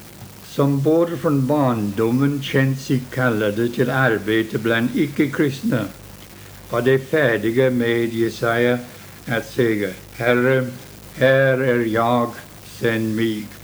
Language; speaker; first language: Swedish; early bilingual, heritage; Swedish